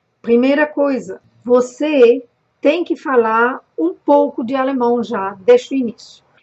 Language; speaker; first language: Portuguese; non-native, fluent; German